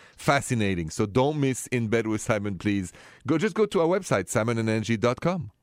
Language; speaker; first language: English; non-native, fluent; French